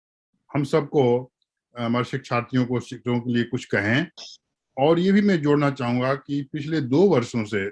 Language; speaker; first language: Hindi; native; Hindi